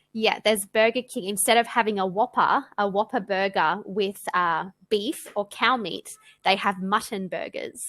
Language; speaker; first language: English; native; English